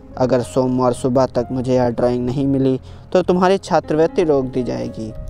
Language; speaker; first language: Hindi; native; Hindi